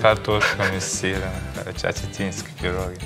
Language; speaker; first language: Russian; non-native, fluent; Turkmen